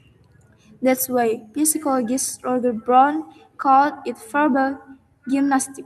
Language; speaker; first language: English; non-native, learner; Indonesian